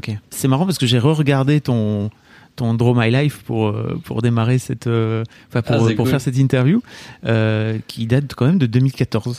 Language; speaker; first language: French; native; French